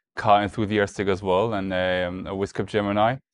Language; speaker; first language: English; non-native, fluent; German